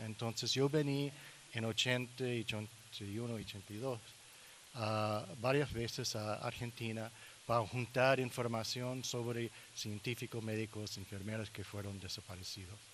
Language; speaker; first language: Spanish; non-native, learner; English